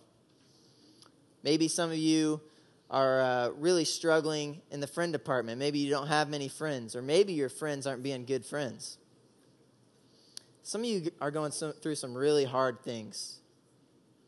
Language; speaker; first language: English; native; English